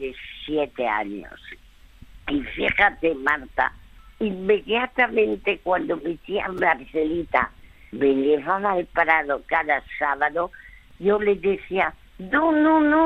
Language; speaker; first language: Spanish; early bilingual, other home language; French